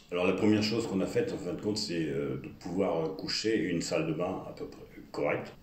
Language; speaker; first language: French; native; French